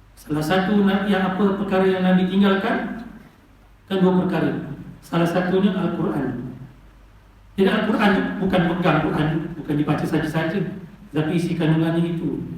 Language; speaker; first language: Malay; native; Malay